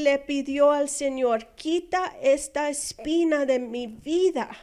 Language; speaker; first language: Spanish; non-native, fluent; English